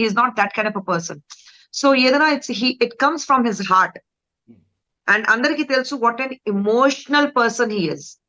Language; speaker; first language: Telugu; non-native, fluent; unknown